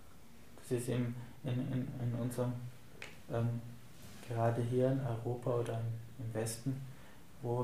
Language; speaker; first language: German; native; German